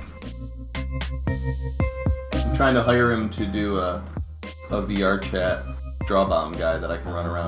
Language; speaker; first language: English; native; English